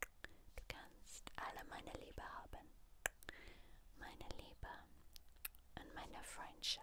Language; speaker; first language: German; non-native, learner; English